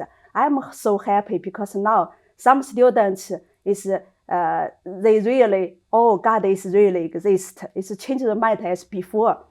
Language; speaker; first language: English; non-native, learner; Chinese